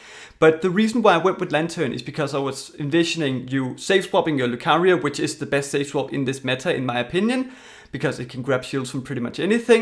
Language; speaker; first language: English; native; English